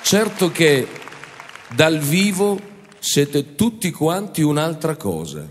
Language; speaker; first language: Italian; native; Italian